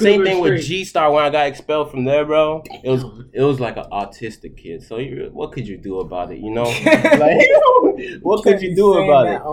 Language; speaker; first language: English; early bilingual, other home language; Haitian Creole